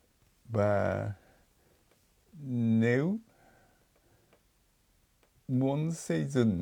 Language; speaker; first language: Vietnamese; non-native, fluent; Japanese